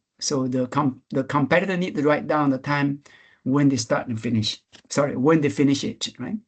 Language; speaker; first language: English; non-native, learner; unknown